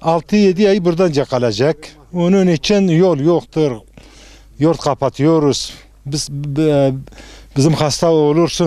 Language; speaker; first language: Turkish; non-native, local second language; Kurdish